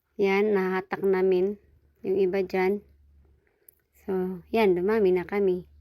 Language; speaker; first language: Filipino; non-native, local second language; Cebuano